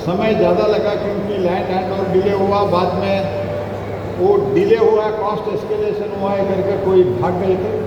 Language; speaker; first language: Hindi; non-native, local second language; Kannada